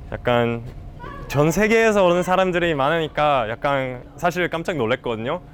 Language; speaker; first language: Korean; non-native, fluent; English